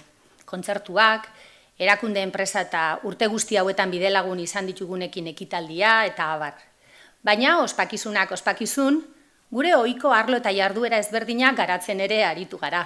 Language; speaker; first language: Basque; native; Basque